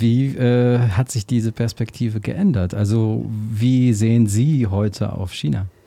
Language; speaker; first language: German; native; German